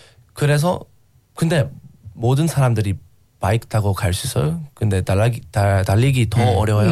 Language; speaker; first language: Korean; non-native, learner; English